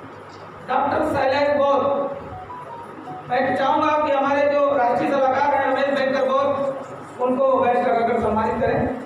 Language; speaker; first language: Hindi; native; Hindi